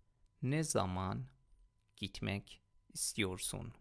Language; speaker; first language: Turkish; non-native, fluent; Persian